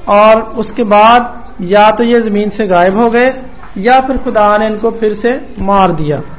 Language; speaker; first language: Urdu; non-native, local second language; Punjabi